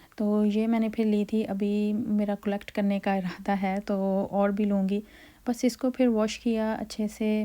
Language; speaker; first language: Urdu; native; Urdu